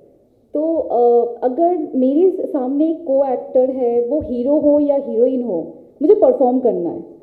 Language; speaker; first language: Hindi; non-native, local second language; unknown